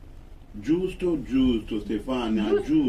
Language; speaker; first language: Italian; non-native, learner; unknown